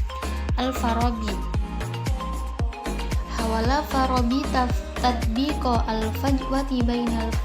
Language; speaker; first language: Arabic; non-native, learner; Indonesian